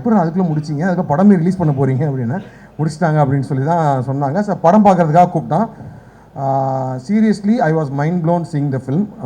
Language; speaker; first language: Tamil; native; Tamil